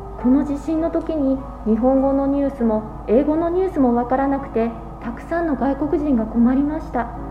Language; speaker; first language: Japanese; native; Japanese